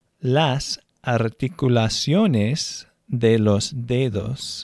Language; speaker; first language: Spanish; non-native, learner; English